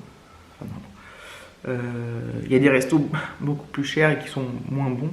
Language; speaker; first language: French; native; French